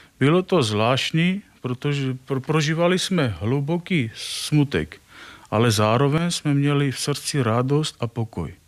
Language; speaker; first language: Czech; non-native, fluent; Armenian